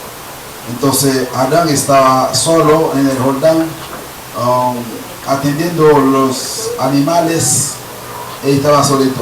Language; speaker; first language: Spanish; non-native, learner; Haitian Creole